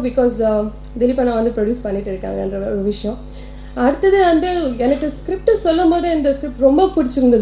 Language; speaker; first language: Tamil; non-native, local second language; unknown